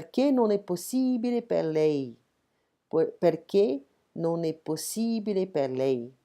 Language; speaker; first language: Italian; non-native, fluent; French